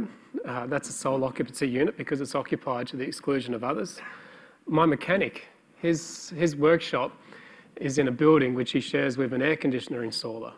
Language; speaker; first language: English; native; English